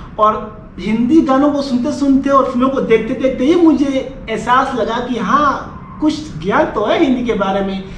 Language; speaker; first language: Hindi; non-native, fluent; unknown